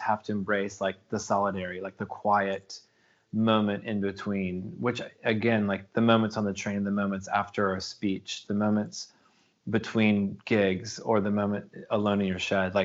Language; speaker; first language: English; native; English